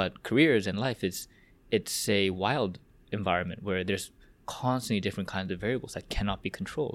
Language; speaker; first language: English; early bilingual, other home language; Korean